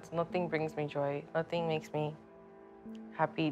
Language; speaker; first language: English; non-native, local second language; Yoruba